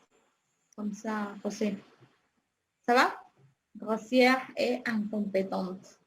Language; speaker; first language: French; non-native, fluent; Spanish